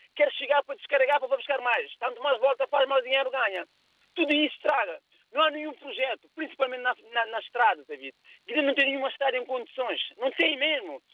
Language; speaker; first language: Portuguese; non-native, local second language; Kabuverdianu